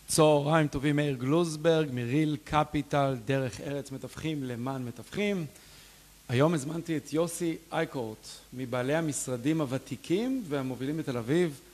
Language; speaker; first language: Hebrew; early bilingual, other home language; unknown